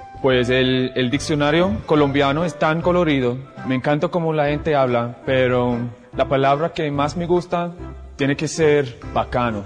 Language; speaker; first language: Spanish; non-native, fluent; English